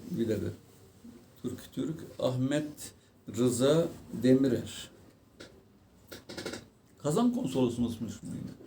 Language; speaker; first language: Turkish; native; Turkish